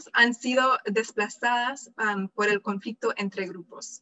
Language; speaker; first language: Spanish; non-native, fluent; English